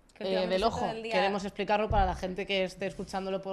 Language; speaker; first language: Spanish; native; Spanish